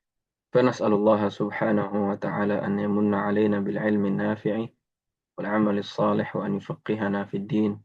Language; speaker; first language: Arabic; non-native, fluent; Indonesian